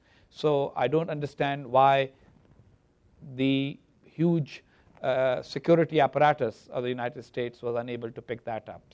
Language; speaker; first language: English; non-native, local second language; Urdu